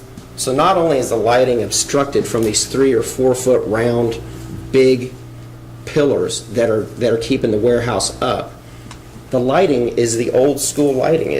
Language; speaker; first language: English; native; English